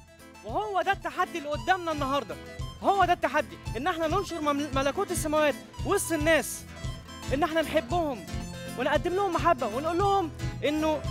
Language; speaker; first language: Arabic; native; Arabic